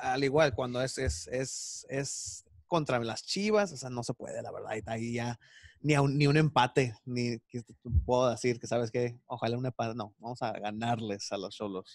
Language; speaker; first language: Spanish; native; Spanish